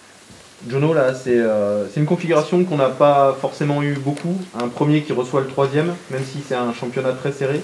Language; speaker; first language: French; native; French